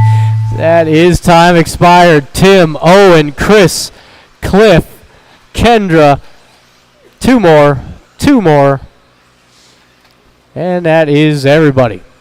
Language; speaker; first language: English; native; English